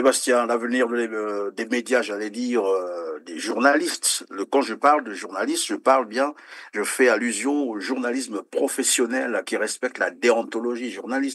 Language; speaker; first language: French; native; French